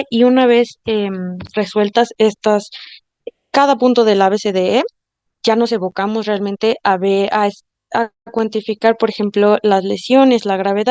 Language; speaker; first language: Spanish; native; Spanish